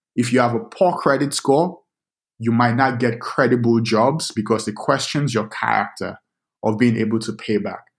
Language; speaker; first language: English; non-native, local second language; Yoruba